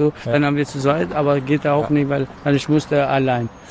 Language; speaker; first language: German; non-native, learner; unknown